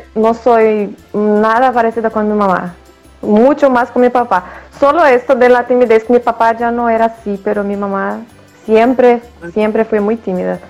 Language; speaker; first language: Spanish; non-native, fluent; Portuguese